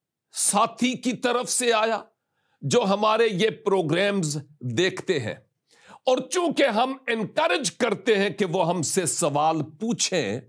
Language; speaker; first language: Urdu; native; Urdu